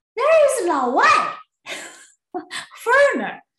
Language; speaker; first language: English; non-native, learner; Chinese